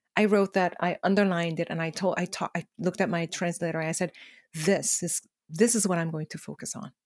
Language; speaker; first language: English; non-native, fluent; Korean